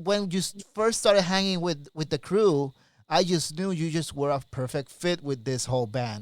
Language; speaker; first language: English; native; English